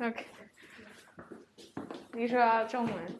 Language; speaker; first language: Chinese; non-native, learner; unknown